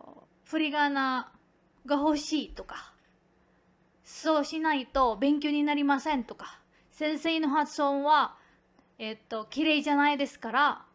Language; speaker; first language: Japanese; non-native, fluent; Filipino